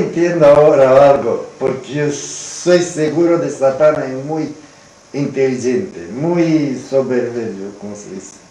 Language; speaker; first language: Spanish; non-native, learner; Romanian